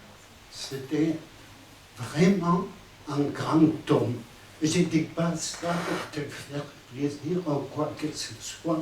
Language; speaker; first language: French; non-native, fluent; Spanish